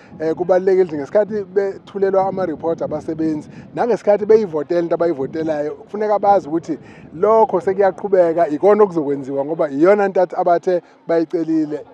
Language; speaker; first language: Zulu; native; Zulu